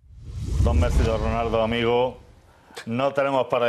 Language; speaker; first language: Spanish; native; Spanish